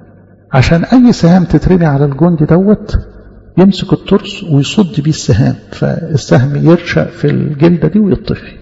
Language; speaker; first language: Arabic; native; Arabic